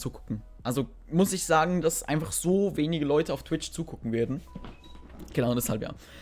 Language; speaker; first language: German; native; German